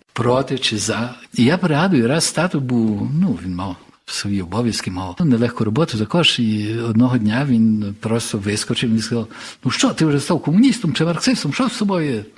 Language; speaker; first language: Ukrainian; early bilingual, heritage; Ukrainian